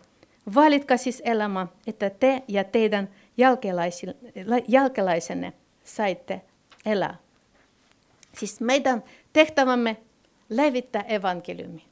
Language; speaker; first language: Finnish; non-native, fluent; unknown